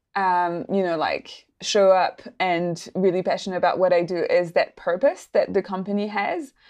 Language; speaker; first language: English; non-native, fluent; French